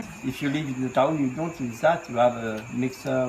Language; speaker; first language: English; non-native, learner; French